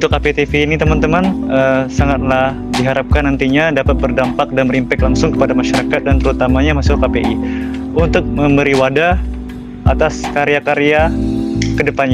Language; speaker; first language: Indonesian; native; Indonesian